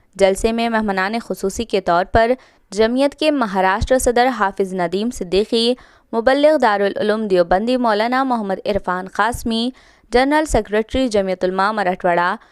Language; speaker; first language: Urdu; native; Urdu